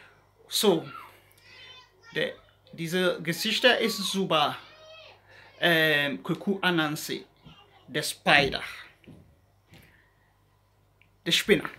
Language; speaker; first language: German; non-native, learner; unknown